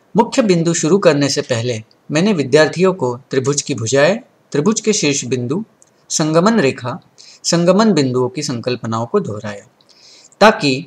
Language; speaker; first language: Hindi; non-native, local second language; Marathi